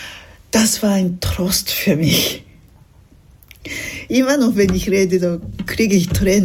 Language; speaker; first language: German; non-native, fluent; Japanese